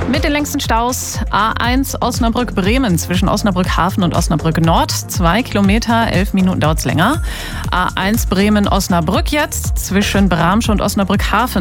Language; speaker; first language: German; native; German